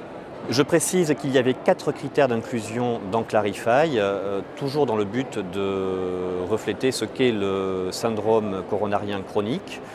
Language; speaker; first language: French; native; French